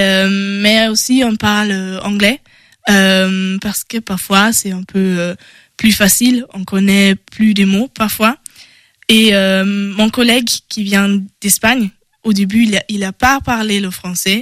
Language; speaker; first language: French; non-native, learner; German